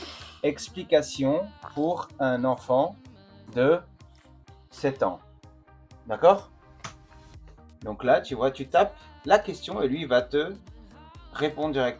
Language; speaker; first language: French; native; French